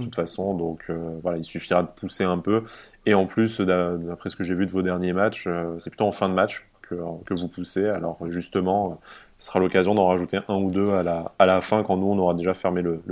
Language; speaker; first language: French; native; French